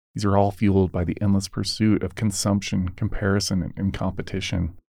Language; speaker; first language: English; native; English